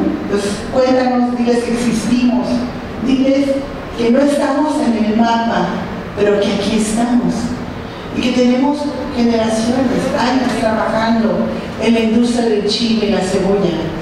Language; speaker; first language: Spanish; early bilingual, heritage; Spanish